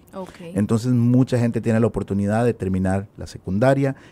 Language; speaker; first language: Spanish; native; Spanish